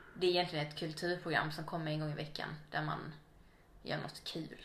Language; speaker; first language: Swedish; native; Swedish